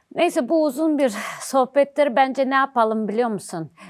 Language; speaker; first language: Turkish; non-native, fluent; Azerbaijani